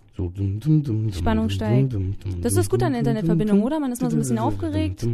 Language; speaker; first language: German; native; German